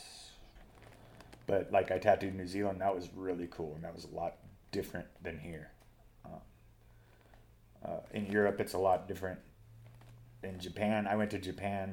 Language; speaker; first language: English; native; English